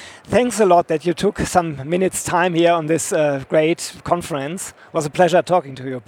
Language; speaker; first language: English; non-native, fluent; German